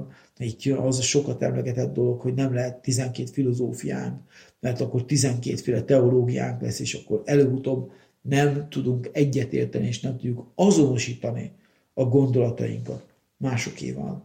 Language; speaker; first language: Hungarian; native; Hungarian